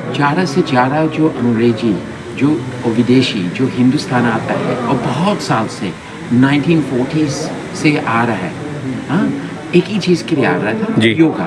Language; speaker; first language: Hindi; non-native, fluent; English